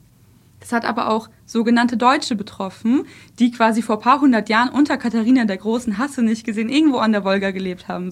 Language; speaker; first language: German; early bilingual, other home language; Russian